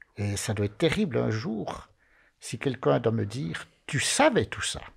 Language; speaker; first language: French; native; French